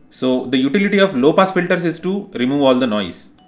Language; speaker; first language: English; non-native, local second language; Marathi